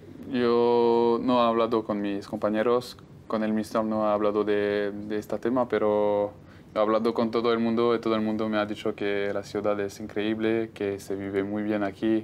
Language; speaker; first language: Spanish; non-native, fluent; French